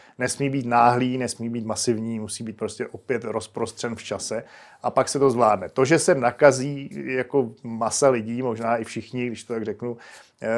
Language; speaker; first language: Czech; native; Czech